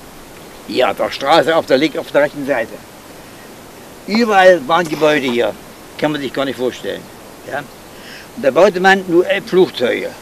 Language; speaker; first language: German; native; German